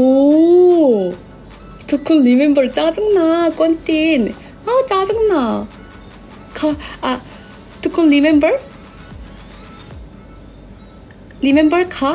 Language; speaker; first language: Korean; non-native, learner; Thai